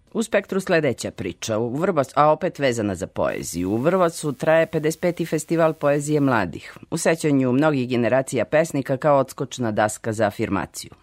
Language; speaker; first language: Serbian; native; Serbian